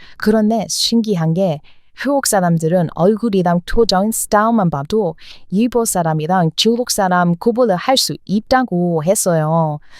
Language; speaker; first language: Korean; non-native, fluent; English